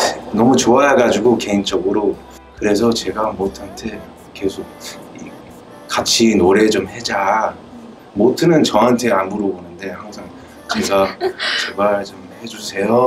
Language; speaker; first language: Korean; early bilingual, heritage; Korean